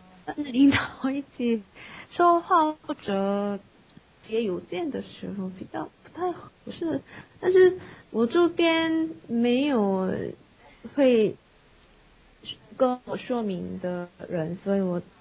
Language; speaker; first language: Chinese; non-native, fluent; Korean